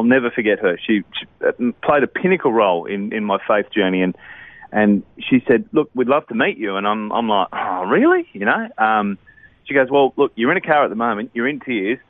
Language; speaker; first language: English; native; English